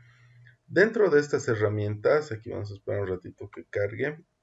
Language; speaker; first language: Spanish; native; Spanish